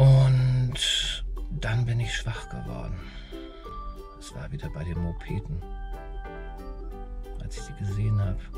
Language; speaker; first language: German; native; German